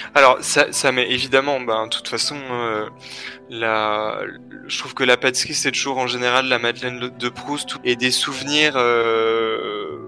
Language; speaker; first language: French; native; French